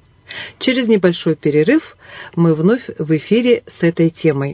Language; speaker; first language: Russian; native; Russian